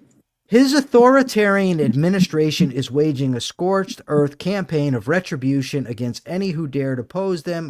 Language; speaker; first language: English; native; English